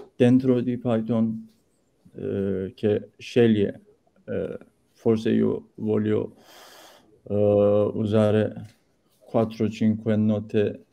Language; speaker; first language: Italian; non-native, learner; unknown